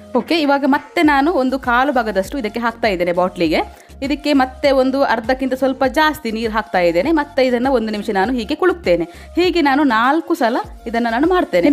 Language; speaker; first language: Kannada; non-native, local second language; Tulu